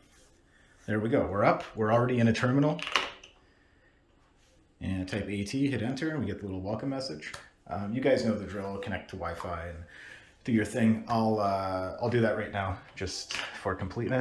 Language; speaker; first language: English; native; English